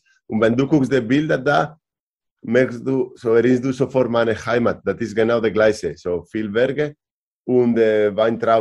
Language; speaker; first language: German; non-native, learner; Spanish